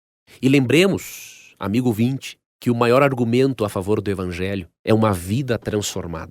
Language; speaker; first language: Portuguese; native; Portuguese